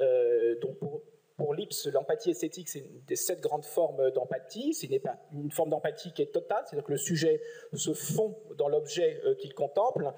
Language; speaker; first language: French; native; French